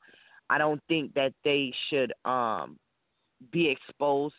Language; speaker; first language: English; native; English